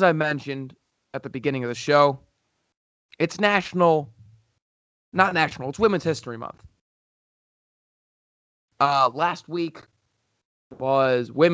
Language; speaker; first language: English; native; English